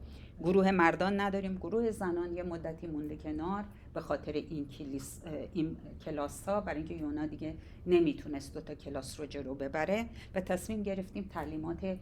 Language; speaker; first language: Persian; native; Persian